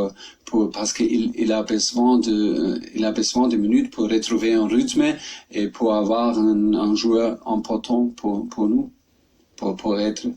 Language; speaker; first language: French; non-native, learner; German